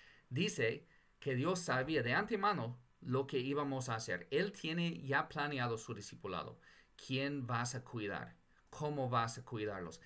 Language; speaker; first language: Spanish; non-native, fluent; English